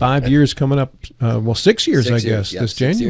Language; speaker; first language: English; native; English